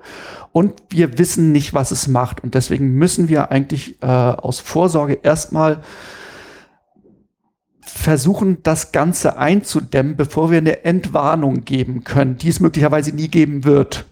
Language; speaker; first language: German; native; German